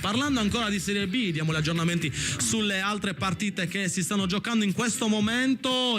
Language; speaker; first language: Italian; native; Italian